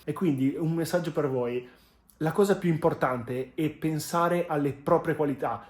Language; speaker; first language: Italian; native; Italian